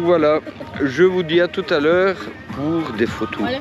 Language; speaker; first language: French; native; French